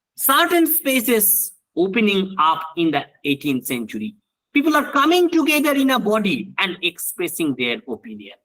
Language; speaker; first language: English; non-native, local second language; Bangla